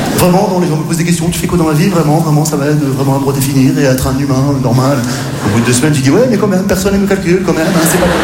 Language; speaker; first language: French; native; French